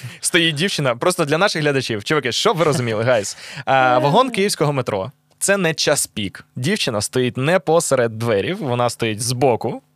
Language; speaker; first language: Ukrainian; native; Ukrainian